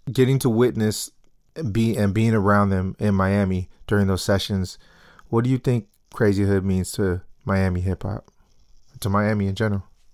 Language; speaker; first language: English; early bilingual, other home language; Spanish